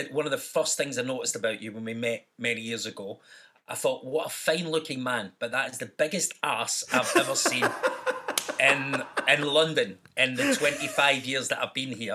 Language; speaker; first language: English; native; English